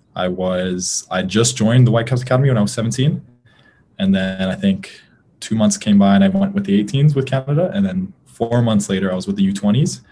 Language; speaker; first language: English; native; English